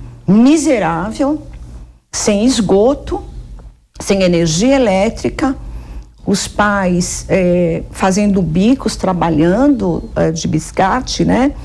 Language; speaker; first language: Portuguese; native; Portuguese